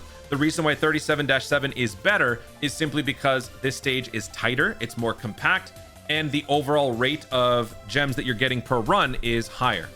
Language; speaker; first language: English; native; English